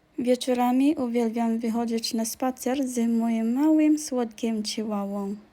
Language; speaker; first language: Polish; non-native, learner; Filipino